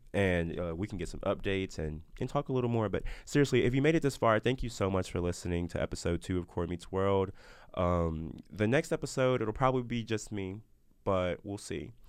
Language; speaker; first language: English; native; English